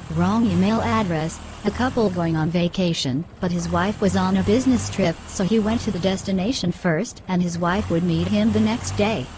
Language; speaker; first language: English; non-native, learner; Khmer